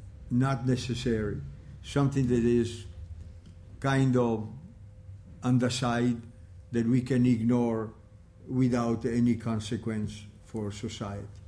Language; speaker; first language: English; non-native, fluent; Italian